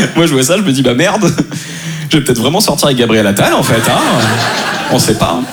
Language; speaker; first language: French; native; French